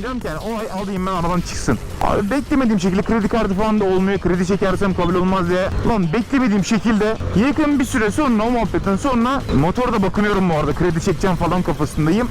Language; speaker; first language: Turkish; native; Turkish